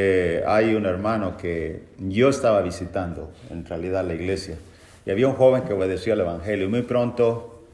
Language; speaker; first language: Spanish; native; Spanish